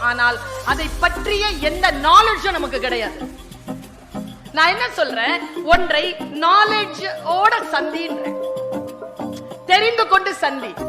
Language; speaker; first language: Tamil; native; Tamil